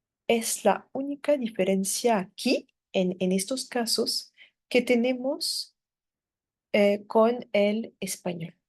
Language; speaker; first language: Spanish; non-native, fluent; French